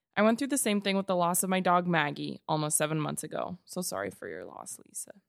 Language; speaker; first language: English; native; English